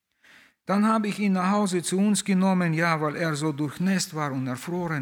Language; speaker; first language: German; non-native, fluent; Russian